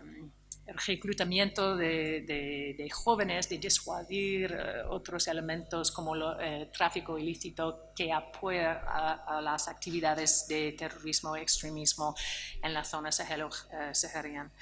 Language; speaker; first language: Spanish; non-native, fluent; English